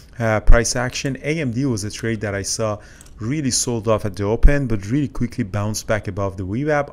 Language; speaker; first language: English; native; English